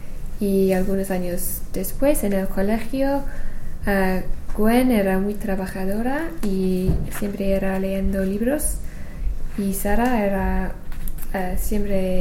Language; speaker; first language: Spanish; non-native, learner; English